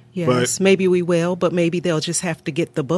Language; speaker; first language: English; native; English